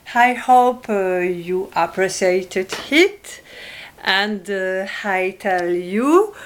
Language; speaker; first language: English; non-native, learner; French